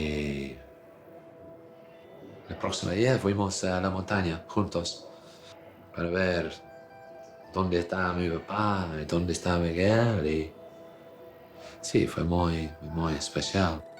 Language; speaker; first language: Spanish; non-native, fluent; English